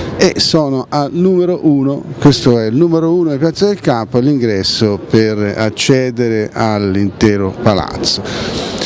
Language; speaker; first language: Italian; native; Italian